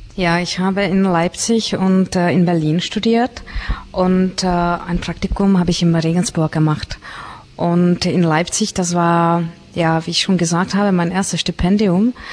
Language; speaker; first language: German; non-native, fluent; Czech